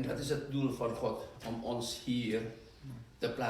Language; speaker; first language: Dutch; non-native, fluent; Indonesian